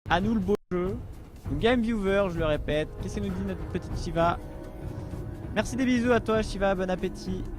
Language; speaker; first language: French; native; French